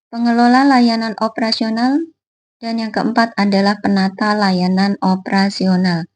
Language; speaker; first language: Indonesian; native; Indonesian